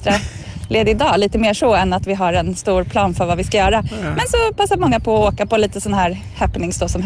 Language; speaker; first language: Swedish; native; Swedish